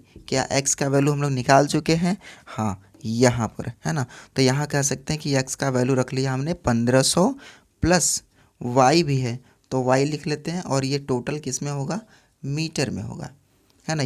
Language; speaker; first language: Hindi; native; Hindi